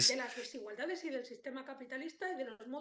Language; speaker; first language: Spanish; native; Spanish